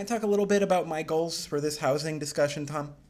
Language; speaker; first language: English; native; English